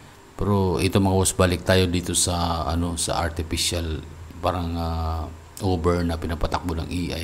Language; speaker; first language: Filipino; native; Filipino